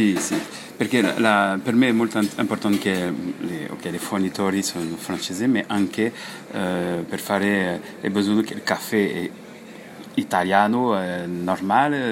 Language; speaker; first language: Italian; non-native, learner; French